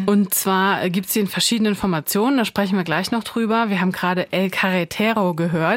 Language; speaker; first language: German; native; German